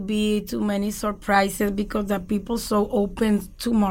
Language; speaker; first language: English; non-native, learner; Spanish